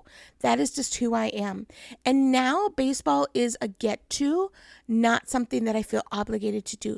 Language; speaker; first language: English; native; English